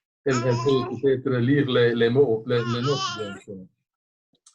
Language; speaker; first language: French; non-native, local second language; Dutch